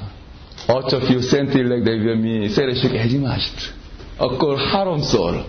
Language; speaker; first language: Hungarian; non-native, learner; Korean